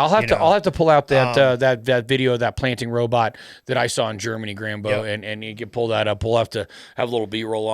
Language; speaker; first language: English; native; English